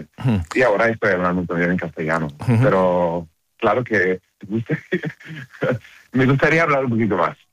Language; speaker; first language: Spanish; non-native, learner; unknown